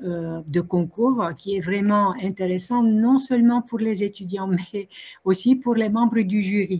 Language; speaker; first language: French; non-native, fluent; Romanian